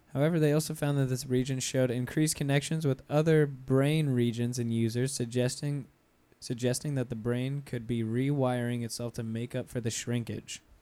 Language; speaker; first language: English; native; English